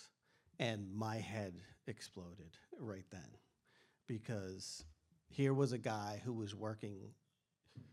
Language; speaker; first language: English; native; English